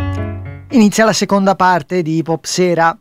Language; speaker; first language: Italian; native; Italian